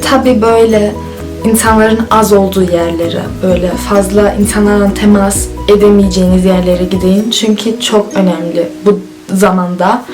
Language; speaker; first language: Turkish; early bilingual, heritage; Turkish